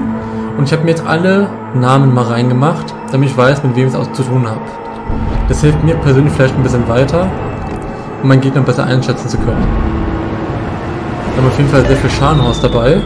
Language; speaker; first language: German; native; German